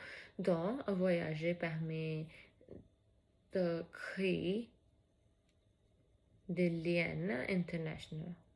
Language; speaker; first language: French; non-native, learner; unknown